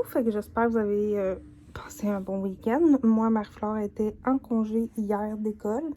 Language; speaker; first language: French; native; French